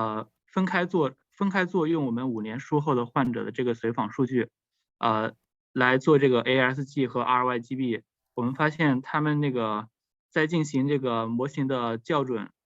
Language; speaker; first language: Chinese; native; Chinese